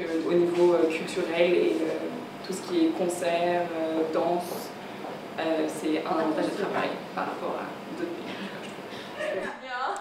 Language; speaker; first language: French; non-native, fluent; Norwegian